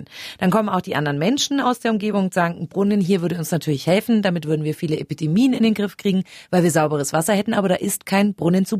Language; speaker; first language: German; native; German